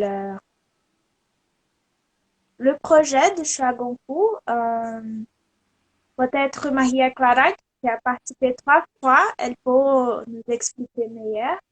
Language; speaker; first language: French; non-native, learner; Portuguese